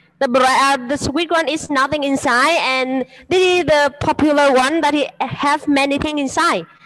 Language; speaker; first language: English; non-native, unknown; Vietnamese